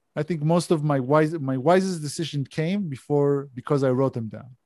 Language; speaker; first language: English; non-native, fluent; Hebrew